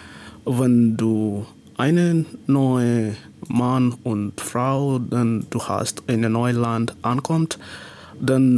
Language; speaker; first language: German; non-native, learner; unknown